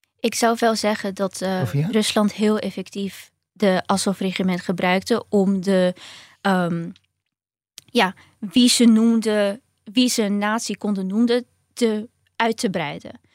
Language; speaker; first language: Dutch; early bilingual, other home language; Ukrainian